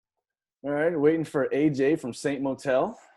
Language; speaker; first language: English; native; English